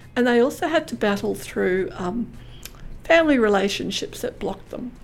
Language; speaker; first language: English; native; English